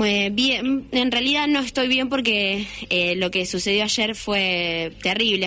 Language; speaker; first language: Spanish; native; Spanish